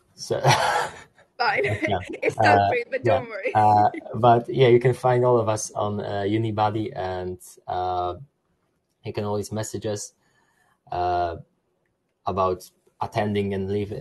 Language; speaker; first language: English; non-native, fluent; Polish